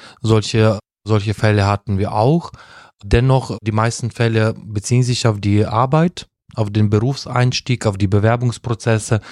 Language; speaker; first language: German; non-native, fluent; Russian